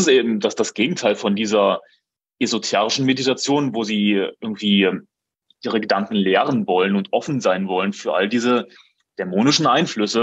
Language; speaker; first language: German; native; German